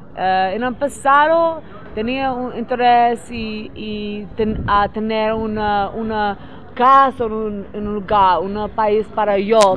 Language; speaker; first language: Spanish; non-native, learner; English